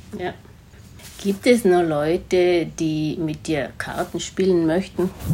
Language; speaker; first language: German; native; German